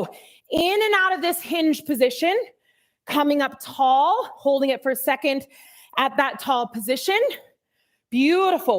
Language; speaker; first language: English; native; English